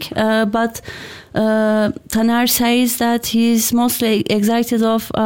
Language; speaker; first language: English; non-native, fluent; Turkish